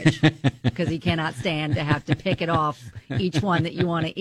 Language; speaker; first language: English; native; English